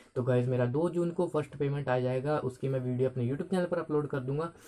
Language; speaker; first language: Hindi; native; Hindi